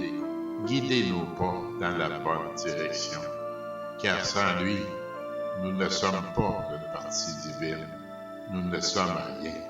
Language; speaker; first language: French; native; French